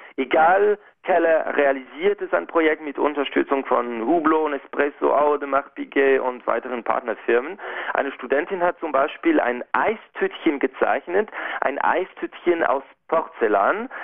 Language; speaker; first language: German; non-native, local second language; French